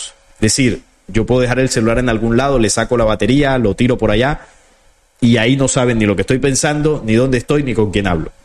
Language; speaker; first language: Spanish; native; Spanish